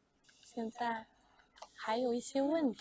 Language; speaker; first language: Chinese; non-native, fluent; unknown